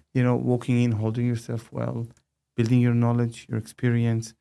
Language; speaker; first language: English; non-native, fluent; Arabic